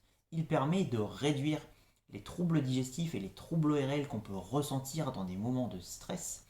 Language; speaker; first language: French; native; French